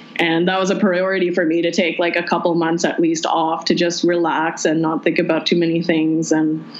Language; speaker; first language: English; early bilingual, other home language; Cebuano